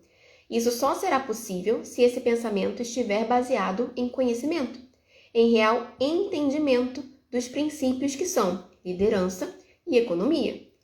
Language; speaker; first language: Portuguese; native; Portuguese